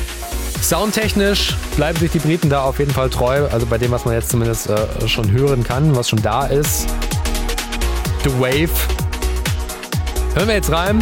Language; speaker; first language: German; native; German